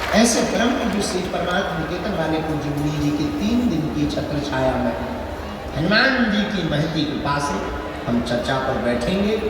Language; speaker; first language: Hindi; native; Hindi